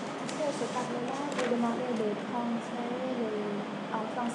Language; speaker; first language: French; non-native, learner; Khmer